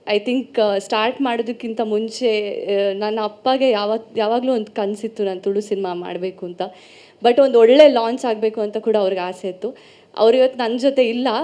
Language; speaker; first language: Kannada; non-native, local second language; Tulu